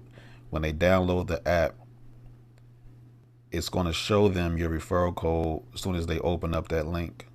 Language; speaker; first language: English; native; English